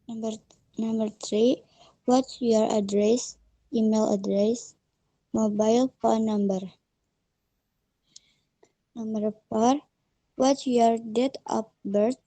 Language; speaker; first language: English; non-native, learner; Indonesian